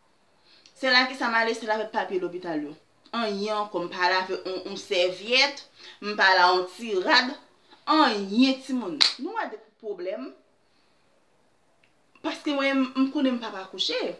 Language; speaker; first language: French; non-native, learner; Haitian Creole